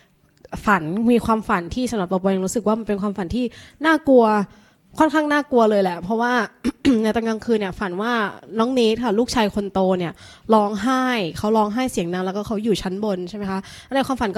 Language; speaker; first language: Thai; native; Thai